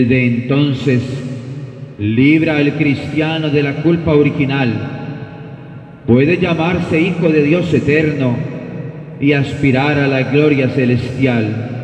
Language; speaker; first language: Spanish; native; Spanish